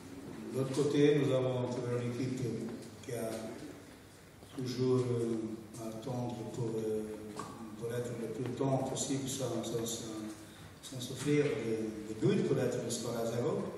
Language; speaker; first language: French; non-native, fluent; Portuguese